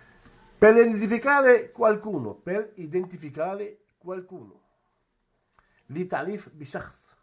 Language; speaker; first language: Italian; non-native, fluent; Arabic